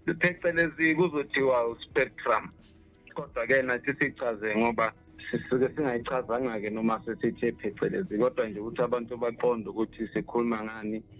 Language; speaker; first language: Zulu; native; Zulu